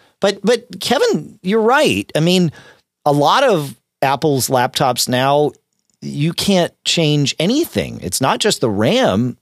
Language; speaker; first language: English; native; English